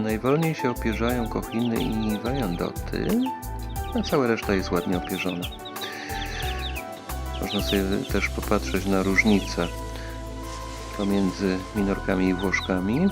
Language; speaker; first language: Polish; native; Polish